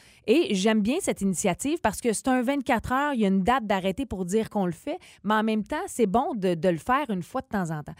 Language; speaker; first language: French; native; French